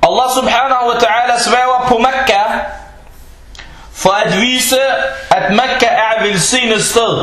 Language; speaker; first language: Danish; non-native, fluent; Arabic